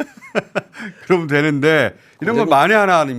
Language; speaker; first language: Korean; native; Korean